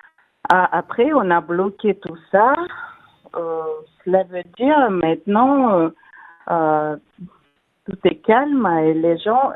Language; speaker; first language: French; non-native, fluent; Russian